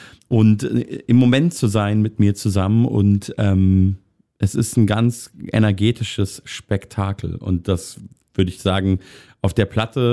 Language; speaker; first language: German; native; German